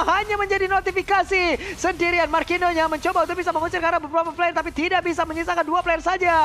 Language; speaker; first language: Indonesian; native; Indonesian